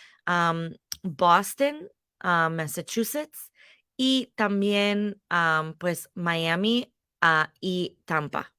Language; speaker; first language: Spanish; non-native, fluent; English